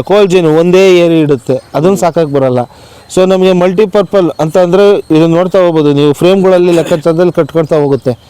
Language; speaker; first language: Kannada; native; Kannada